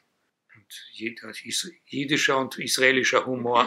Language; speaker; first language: German; non-native, fluent; Hebrew